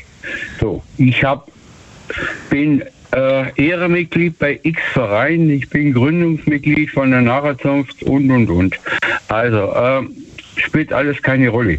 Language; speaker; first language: German; native; German